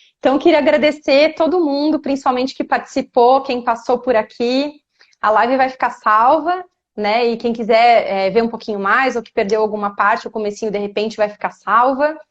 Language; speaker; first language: Portuguese; native; Portuguese